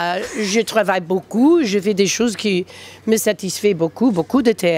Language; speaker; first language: French; non-native, fluent; English